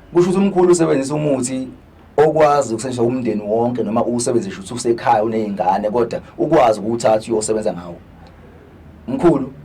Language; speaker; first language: Zulu; native; Zulu